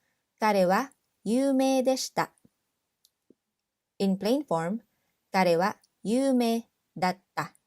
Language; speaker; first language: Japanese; non-native, fluent; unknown